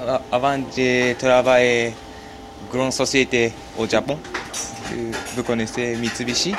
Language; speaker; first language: French; non-native, learner; Japanese